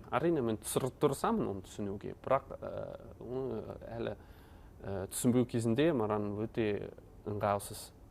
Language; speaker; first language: Kazakh; non-native, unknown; Dutch